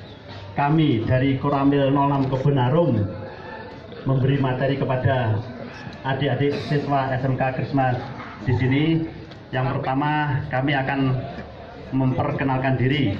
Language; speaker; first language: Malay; non-native, local second language; Javanese